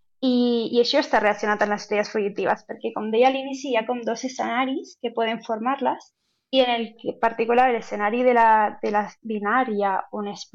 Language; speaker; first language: Catalan; non-native, local second language; Spanish